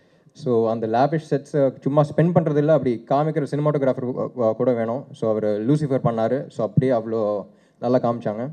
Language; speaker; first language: Tamil; non-native, local second language; Telugu